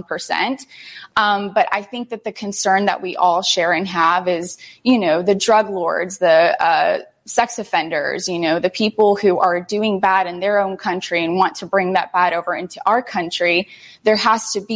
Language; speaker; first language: English; early bilingual, other home language; Spanish